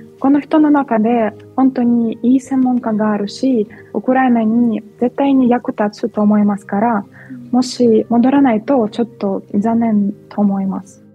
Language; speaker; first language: Japanese; non-native, fluent; Ukrainian